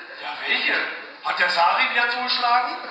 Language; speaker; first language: German; native; German